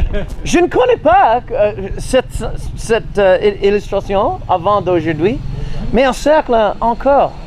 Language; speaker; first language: French; non-native, learner; English